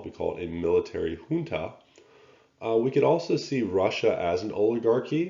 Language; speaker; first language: English; native; English